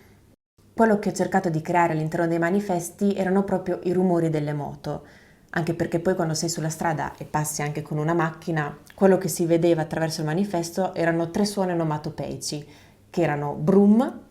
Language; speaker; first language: Italian; native; Italian